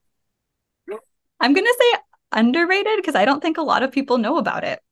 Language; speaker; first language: English; native; English